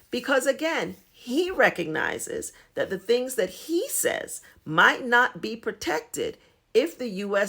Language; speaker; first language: English; native; English